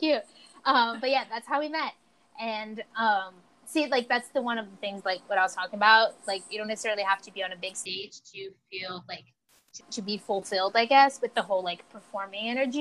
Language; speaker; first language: English; non-native, fluent; Portuguese